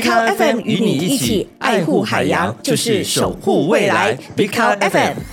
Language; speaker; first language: Chinese; native; Chinese